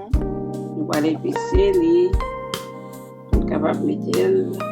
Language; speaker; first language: French; non-native, learner; Haitian Creole